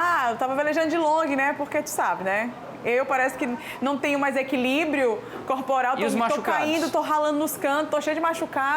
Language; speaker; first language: Portuguese; native; Portuguese